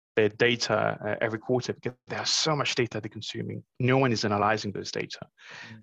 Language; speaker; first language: English; non-native, fluent; Morisyen